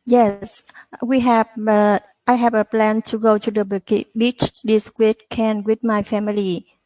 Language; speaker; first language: English; non-native, learner; Vietnamese